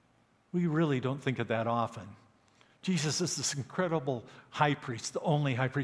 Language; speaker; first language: English; native; English